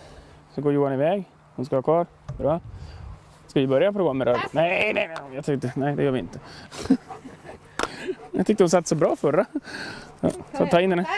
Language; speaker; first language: Swedish; native; Swedish